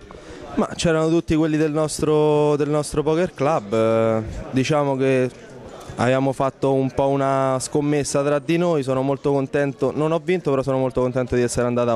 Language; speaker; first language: Italian; native; Italian